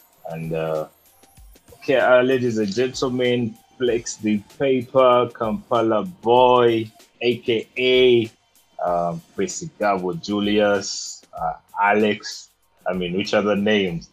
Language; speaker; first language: English; non-native, local second language; Ganda